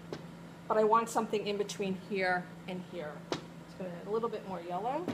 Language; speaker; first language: English; native; English